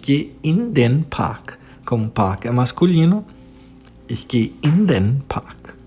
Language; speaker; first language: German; non-native, fluent; Portuguese